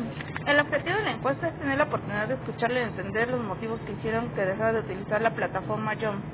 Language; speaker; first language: Spanish; native; Spanish